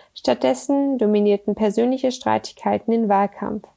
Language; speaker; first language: German; native; German